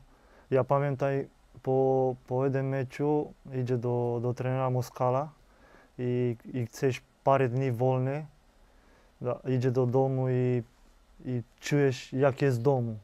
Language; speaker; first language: Polish; non-native, learner; Romanian